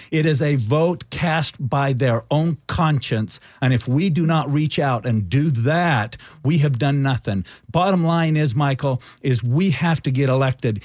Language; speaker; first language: English; early bilingual, other home language; Spanish